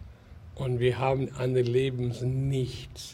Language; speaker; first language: German; non-native, learner; Hindi